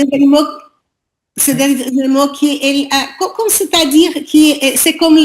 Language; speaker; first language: French; non-native, learner; Portuguese